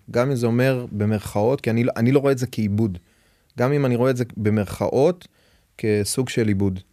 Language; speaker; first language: Hebrew; native; Hebrew